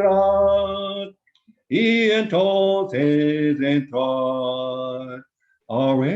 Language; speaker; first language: Spanish; non-native, fluent; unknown